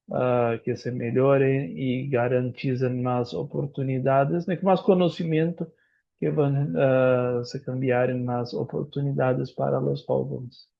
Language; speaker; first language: Spanish; non-native, learner; Portuguese